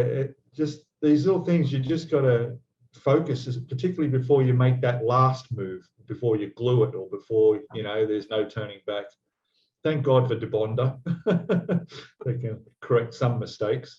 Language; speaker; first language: English; native; English